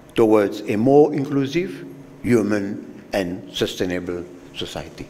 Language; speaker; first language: English; non-native, local second language; Morisyen